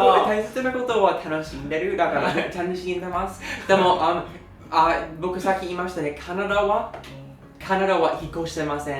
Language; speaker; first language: Japanese; non-native, learner; English